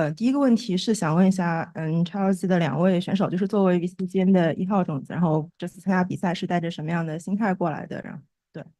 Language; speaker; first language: Chinese; native; Chinese